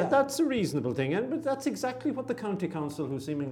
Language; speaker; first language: English; native; English